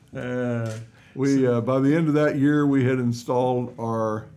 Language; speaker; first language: English; native; English